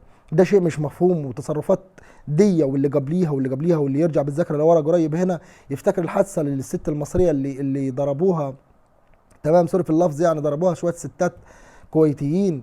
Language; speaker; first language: Arabic; native; Arabic